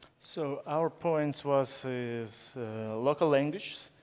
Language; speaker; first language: English; non-native, learner; Russian